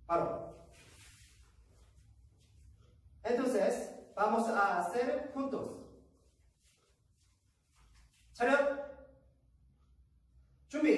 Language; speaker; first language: Spanish; non-native, learner; Korean